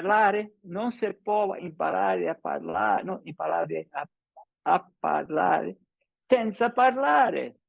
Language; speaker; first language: Italian; non-native, fluent; English